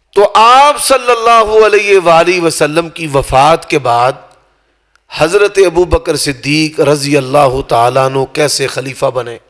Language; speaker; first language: Urdu; non-native, local second language; Punjabi